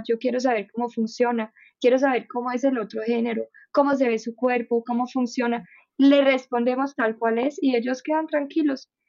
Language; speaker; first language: Spanish; non-native, fluent; German